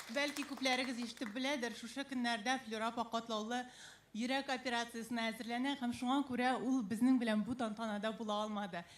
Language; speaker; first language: Tatar; native; Tatar